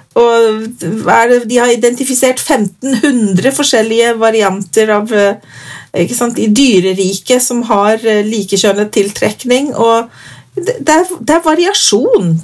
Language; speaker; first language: Norwegian; native; Norwegian